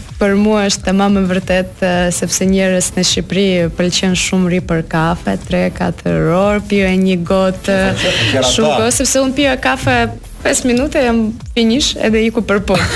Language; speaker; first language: Albanian; non-native, learner; Belarusian